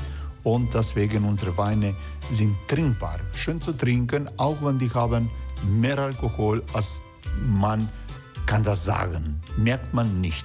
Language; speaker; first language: German; non-native, fluent; Croatian